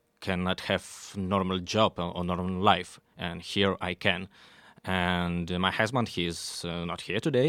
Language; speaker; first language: English; non-native, learner; Russian